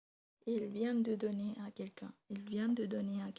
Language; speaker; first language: French; non-native, fluent; Tamil